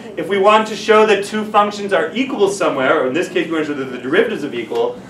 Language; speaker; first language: English; native; English